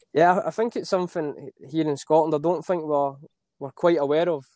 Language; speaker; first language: English; native; English